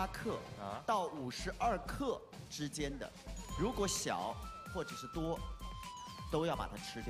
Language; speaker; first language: Chinese; native; Chinese